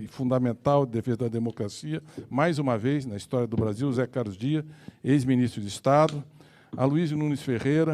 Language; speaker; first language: Portuguese; native; Portuguese